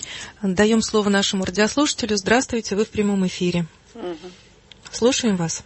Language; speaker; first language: Russian; native; Russian